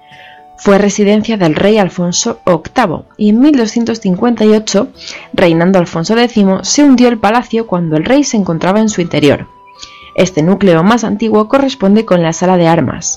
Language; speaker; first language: Spanish; native; Spanish